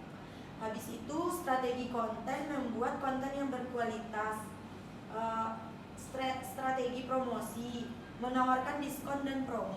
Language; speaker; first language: Indonesian; native; Indonesian